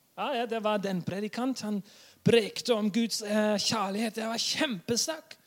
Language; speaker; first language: Norwegian; non-native, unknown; German